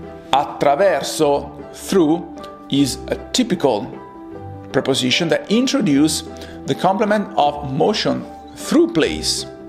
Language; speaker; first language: English; non-native, fluent; Italian